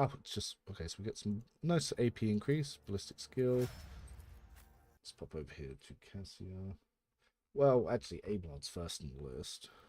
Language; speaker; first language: English; native; English